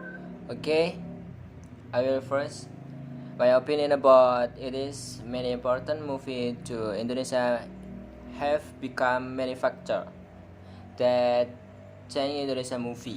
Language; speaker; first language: English; non-native, learner; Indonesian